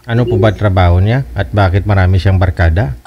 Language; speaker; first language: Filipino; native; Filipino